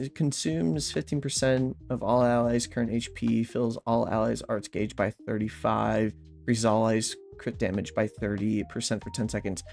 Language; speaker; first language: English; native; English